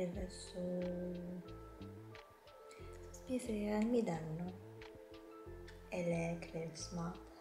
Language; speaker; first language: Norwegian; non-native, learner; Filipino